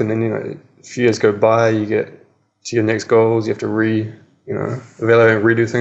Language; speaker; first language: English; native; English